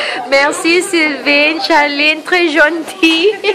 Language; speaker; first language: French; non-native, learner; Malay